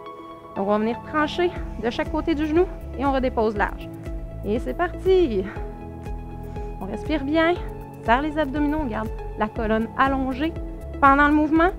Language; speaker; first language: French; native; French